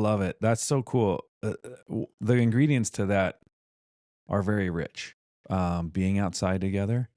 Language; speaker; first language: English; native; English